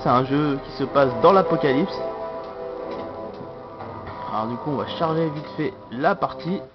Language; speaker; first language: French; native; French